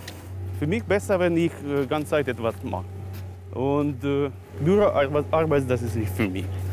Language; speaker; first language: German; non-native, learner; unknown